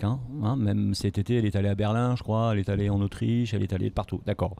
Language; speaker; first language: French; native; French